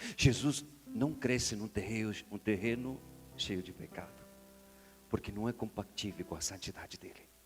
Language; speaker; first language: Portuguese; non-native, fluent; Spanish